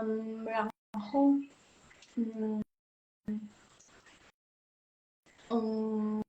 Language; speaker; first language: Chinese; non-native, fluent; Indonesian